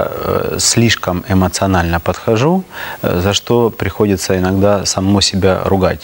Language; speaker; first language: Russian; native; Russian